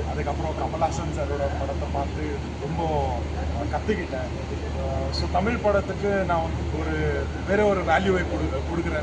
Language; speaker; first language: Tamil; non-native, local second language; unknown